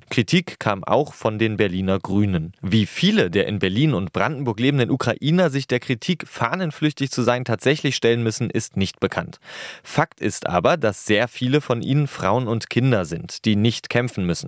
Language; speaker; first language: German; native; German